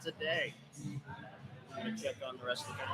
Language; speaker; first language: English; native; English